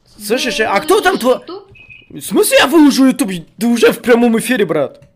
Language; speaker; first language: Russian; non-native, local second language; Kumyk